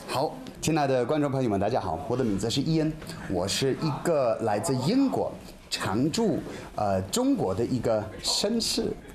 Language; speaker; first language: Chinese; non-native, fluent; English